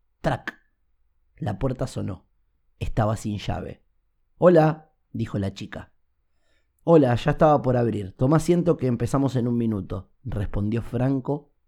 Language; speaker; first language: Spanish; native; Spanish